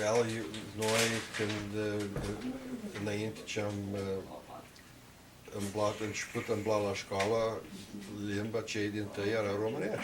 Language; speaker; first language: Romanian; early bilingual, heritage; Romanian